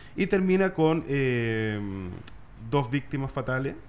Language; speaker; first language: Spanish; native; Spanish